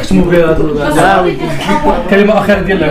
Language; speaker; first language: Arabic; native; Arabic